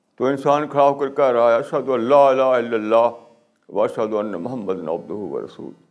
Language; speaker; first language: Urdu; native; Urdu